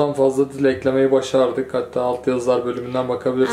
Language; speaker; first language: Turkish; native; Turkish